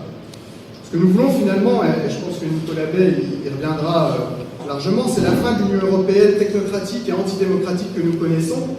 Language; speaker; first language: French; native; French